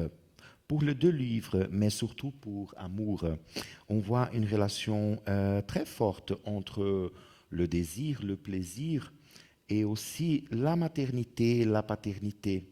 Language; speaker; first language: French; non-native, fluent; Portuguese